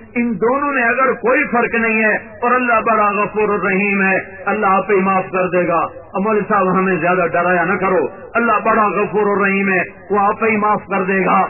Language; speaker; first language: Urdu; non-native, local second language; Punjabi